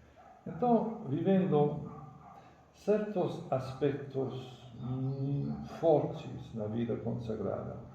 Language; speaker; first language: Portuguese; non-native, fluent; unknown